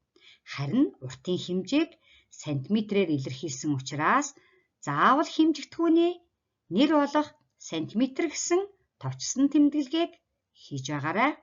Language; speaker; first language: Mongolian; native; Mongolian